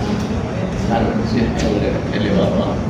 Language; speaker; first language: Spanish; native; Spanish